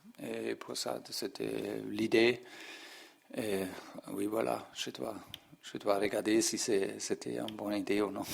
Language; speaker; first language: French; non-native, learner; German